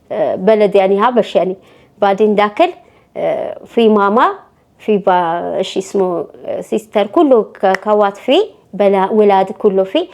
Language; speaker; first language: Arabic; non-native, learner; Amharic